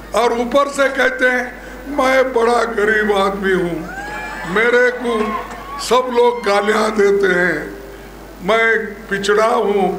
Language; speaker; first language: Hindi; non-native, local second language; Kannada